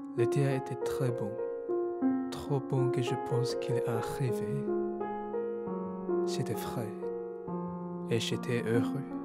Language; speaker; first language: French; non-native, learner; Cantonese